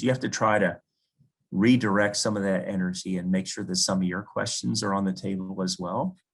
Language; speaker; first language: English; native; English